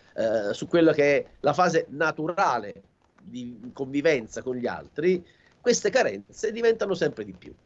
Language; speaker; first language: Italian; native; Italian